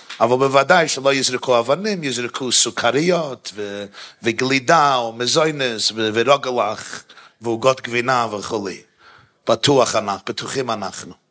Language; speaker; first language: Hebrew; non-native, fluent; English